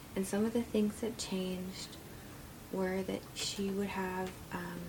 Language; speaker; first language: English; native; English